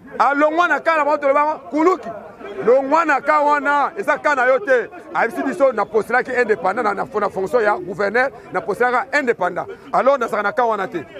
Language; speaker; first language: Lingala; non-native, local second language; Kongo